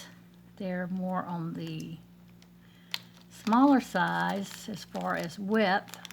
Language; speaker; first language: English; native; English